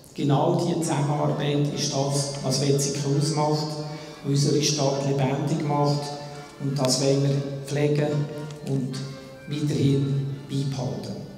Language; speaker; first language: German; native; German